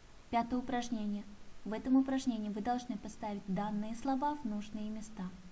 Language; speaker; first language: Russian; non-native, local second language; Kazakh